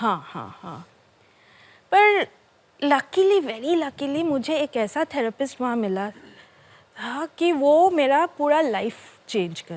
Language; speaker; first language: Hindi; non-native, local second language; Bangla